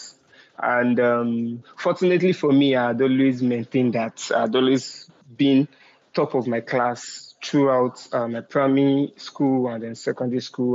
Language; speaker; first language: English; non-native, local second language; Yoruba